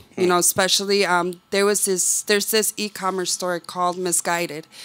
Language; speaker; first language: English; early bilingual, other home language; Spanish